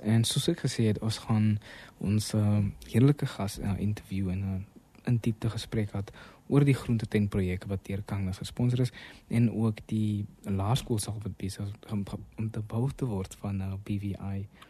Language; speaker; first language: Afrikaans; native; Afrikaans